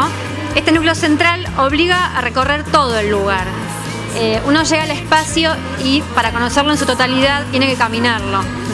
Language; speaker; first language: Spanish; native; Spanish